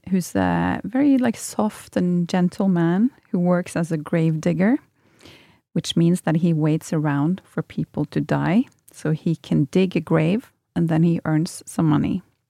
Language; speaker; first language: English; non-native, fluent; Norwegian